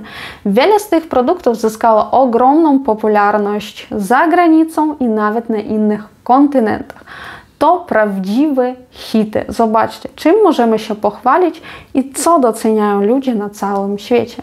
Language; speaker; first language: Polish; non-native, fluent; Ukrainian